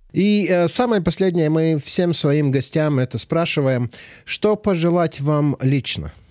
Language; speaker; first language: Russian; non-native, local second language; Latvian